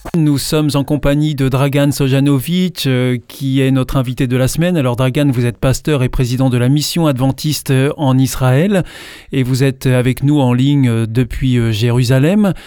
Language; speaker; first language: French; native; French